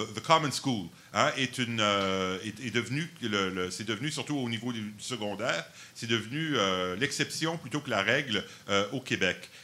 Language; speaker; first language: French; non-native, local second language; English